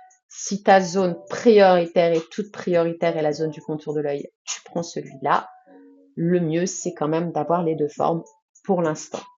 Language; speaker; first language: French; native; French